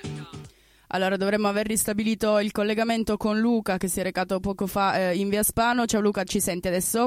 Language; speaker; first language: Italian; native; Italian